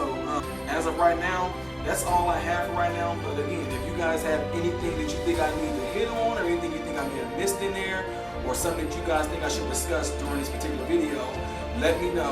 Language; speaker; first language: English; native; English